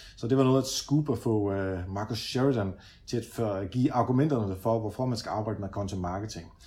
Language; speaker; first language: Danish; early bilingual, other home language; Dutch